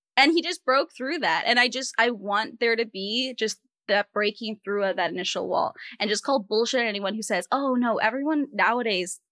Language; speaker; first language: English; native; English